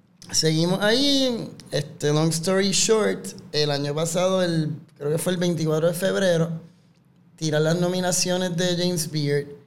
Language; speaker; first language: Spanish; native; Spanish